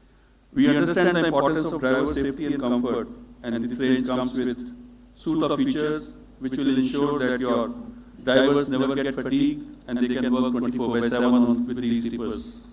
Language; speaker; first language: English; non-native, local second language; Hindi